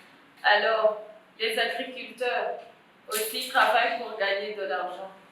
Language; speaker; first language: French; non-native, local second language; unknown